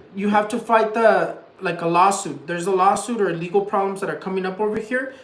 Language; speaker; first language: English; early bilingual, other home language; Spanish